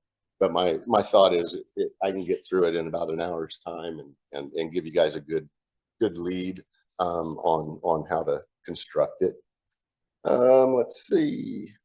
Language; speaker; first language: English; native; English